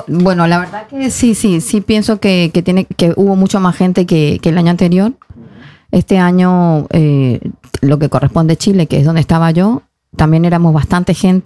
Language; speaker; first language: Spanish; native; Spanish